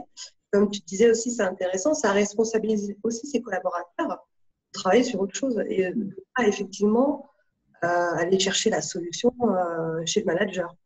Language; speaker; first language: French; native; French